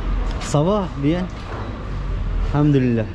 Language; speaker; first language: French; non-native, learner; Turkish